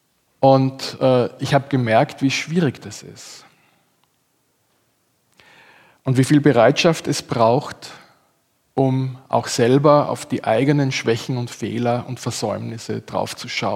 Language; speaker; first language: German; native; German